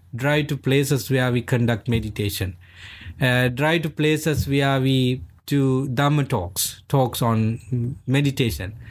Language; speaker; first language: English; non-native, local second language; Sinhala